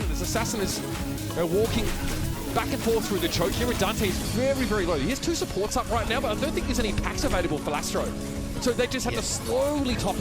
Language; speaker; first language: English; native; English